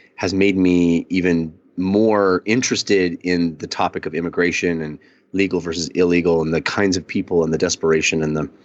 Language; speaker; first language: English; early bilingual, other home language; Italian